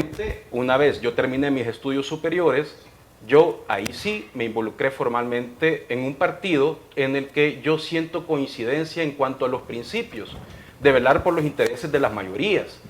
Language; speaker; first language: Spanish; native; Spanish